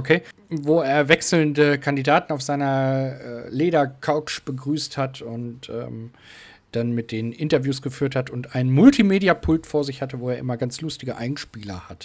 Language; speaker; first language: German; native; German